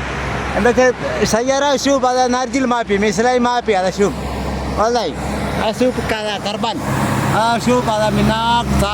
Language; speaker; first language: Arabic; non-native, learner; Malayalam